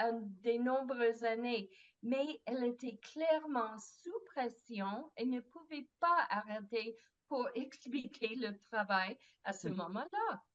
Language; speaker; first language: French; non-native, fluent; English